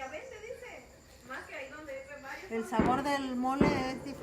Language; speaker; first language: Spanish; native; Spanish